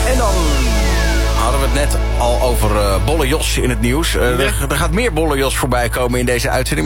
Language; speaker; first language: Dutch; native; Dutch